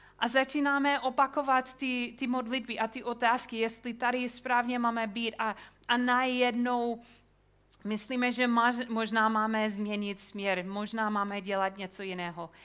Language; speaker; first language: Czech; non-native, fluent; English